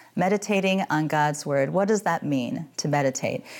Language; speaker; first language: English; native; English